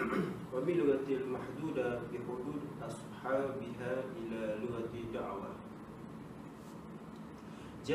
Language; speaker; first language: Arabic; non-native, learner; Malay